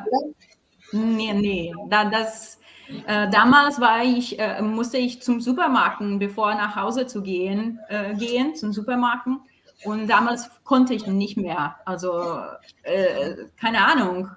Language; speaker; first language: German; non-native, fluent; Portuguese